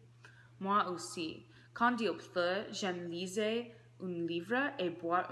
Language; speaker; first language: French; non-native, learner; English